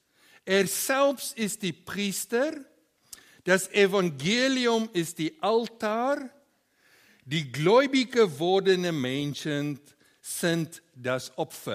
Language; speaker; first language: German; non-native, learner; Afrikaans